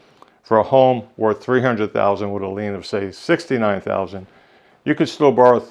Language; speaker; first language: English; native; English